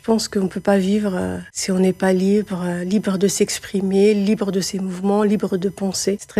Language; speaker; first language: French; non-native, local second language; Arabic